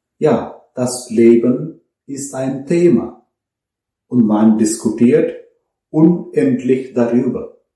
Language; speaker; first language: German; non-native, fluent; Malayalam